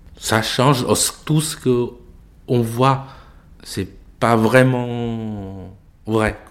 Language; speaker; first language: French; non-native, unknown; Chinese